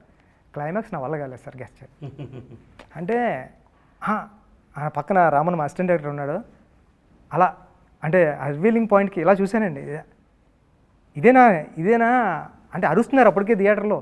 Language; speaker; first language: Telugu; native; Telugu